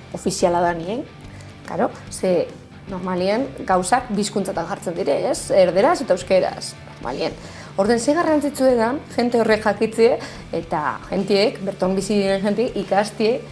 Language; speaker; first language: Basque; native; Basque